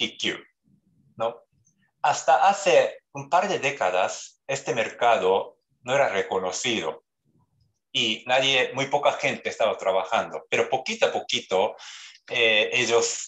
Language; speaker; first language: Spanish; non-native, fluent; Japanese